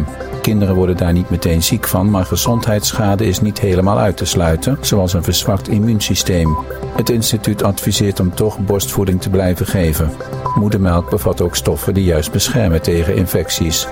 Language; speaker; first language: Dutch; native; Dutch